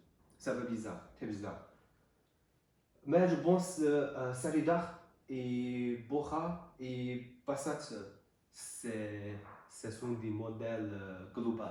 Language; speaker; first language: French; non-native, learner; Chinese